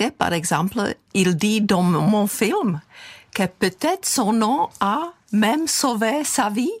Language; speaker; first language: French; non-native, fluent; Czech